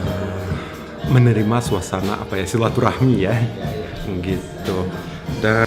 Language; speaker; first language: Indonesian; non-native, fluent; Russian